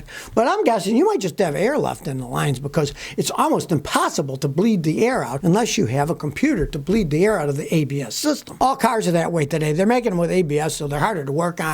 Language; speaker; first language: English; native; English